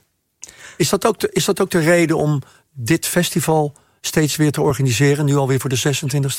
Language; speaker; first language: Dutch; native; Dutch